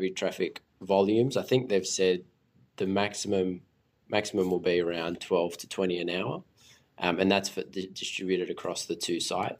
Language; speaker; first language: English; native; English